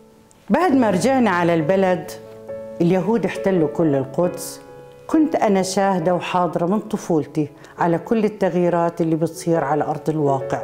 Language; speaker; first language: Arabic; native; Arabic